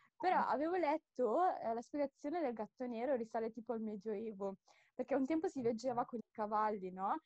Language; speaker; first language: Italian; early bilingual, other home language; Tamil